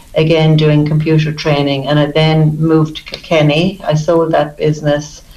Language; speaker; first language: English; native; English